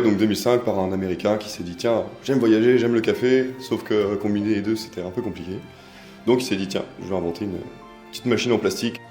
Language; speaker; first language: French; native; French